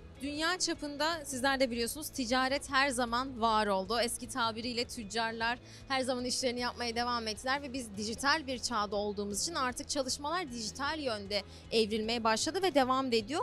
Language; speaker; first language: Turkish; native; Turkish